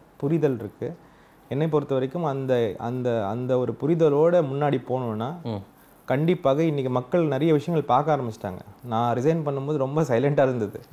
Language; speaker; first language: Tamil; native; Tamil